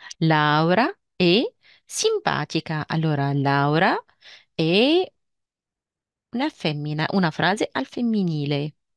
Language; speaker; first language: Italian; non-native, fluent; Arabic